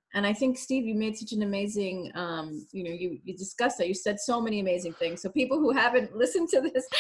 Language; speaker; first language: English; native; English